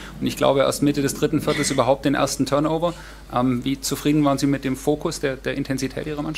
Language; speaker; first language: German; native; German